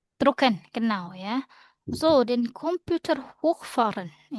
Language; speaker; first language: German; non-native, fluent; Indonesian